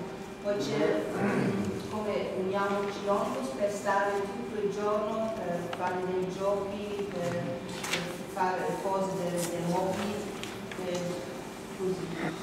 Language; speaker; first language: Italian; non-native, fluent; German